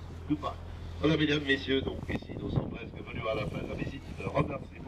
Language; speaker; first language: French; non-native, local second language; Dutch